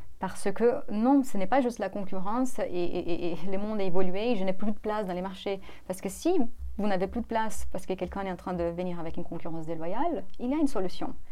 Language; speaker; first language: French; non-native, fluent; Portuguese